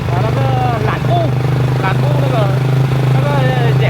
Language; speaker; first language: Chinese; non-native, learner; Vietnamese